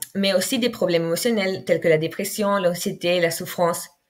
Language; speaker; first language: French; non-native, fluent; Spanish